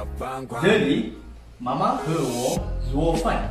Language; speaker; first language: Chinese; non-native, learner; Malay